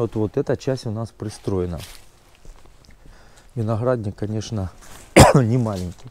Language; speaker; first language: Russian; native; Russian